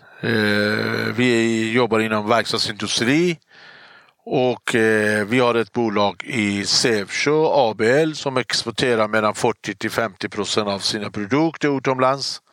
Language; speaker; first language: Swedish; non-native, fluent; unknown